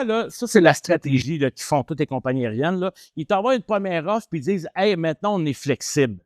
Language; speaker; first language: French; native; French